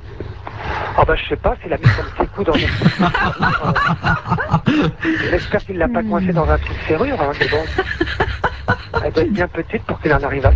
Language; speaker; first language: French; native; French